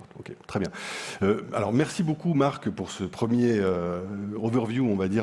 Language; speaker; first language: French; native; French